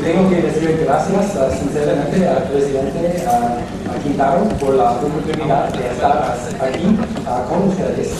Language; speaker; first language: Spanish; non-native, learner; English